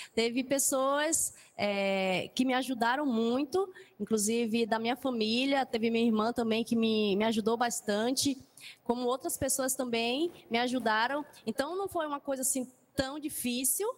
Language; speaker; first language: Portuguese; native; Portuguese